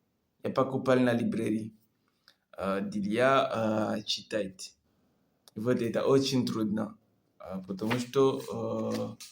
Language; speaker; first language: Russian; non-native, learner; French